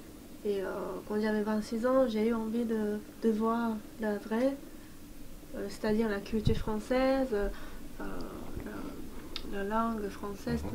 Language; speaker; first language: French; non-native, fluent; Japanese